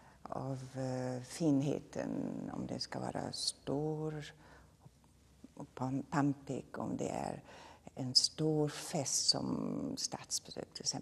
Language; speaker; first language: Swedish; non-native, fluent; German